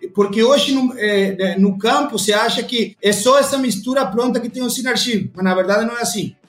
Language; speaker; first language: Portuguese; non-native, fluent; Spanish